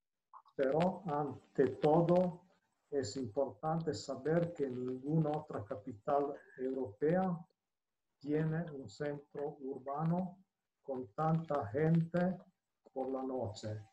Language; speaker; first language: Spanish; non-native, learner; Italian